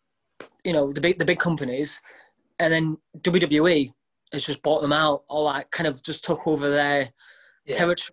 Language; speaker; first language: English; native; English